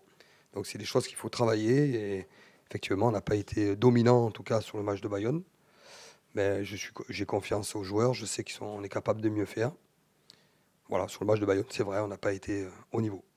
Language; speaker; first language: French; native; French